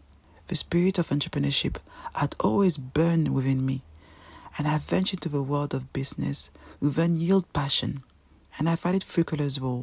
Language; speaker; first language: English; non-native, fluent; French